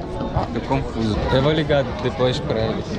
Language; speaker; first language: Portuguese; non-native, fluent; Russian